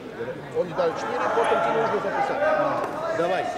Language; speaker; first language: Russian; non-native, learner; Serbian